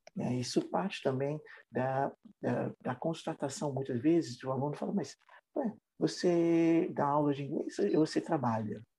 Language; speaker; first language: Portuguese; non-native, fluent; English